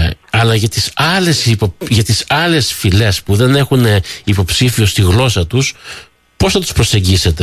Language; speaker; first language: Greek; native; Greek